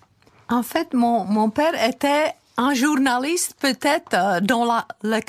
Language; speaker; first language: French; non-native, fluent; Czech